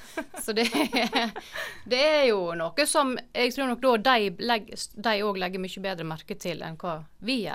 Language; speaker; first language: Norwegian; native; Norwegian